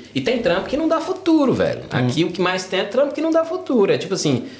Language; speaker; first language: Portuguese; native; Portuguese